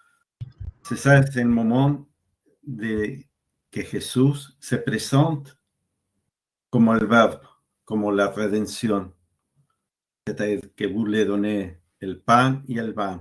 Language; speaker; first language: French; non-native, learner; Spanish